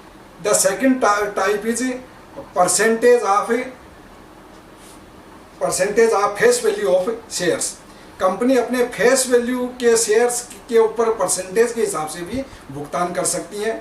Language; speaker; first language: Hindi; native; Hindi